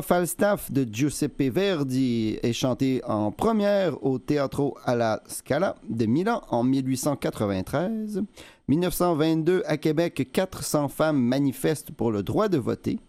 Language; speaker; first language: French; native; French